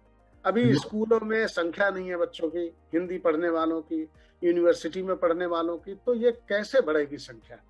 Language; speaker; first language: Hindi; native; Hindi